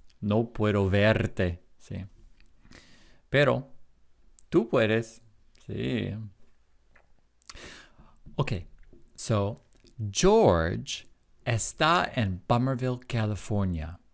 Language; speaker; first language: Spanish; non-native, fluent; English